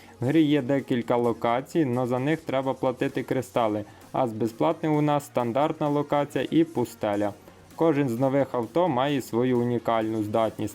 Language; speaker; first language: Ukrainian; native; Ukrainian